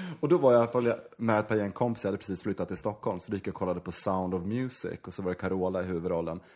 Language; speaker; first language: Swedish; native; Swedish